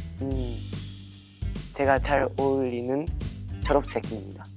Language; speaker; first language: Korean; non-native, learner; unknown